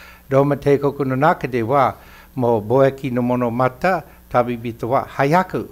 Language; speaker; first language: Japanese; non-native, fluent; English